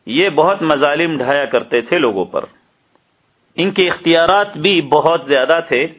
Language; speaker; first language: Urdu; native; Urdu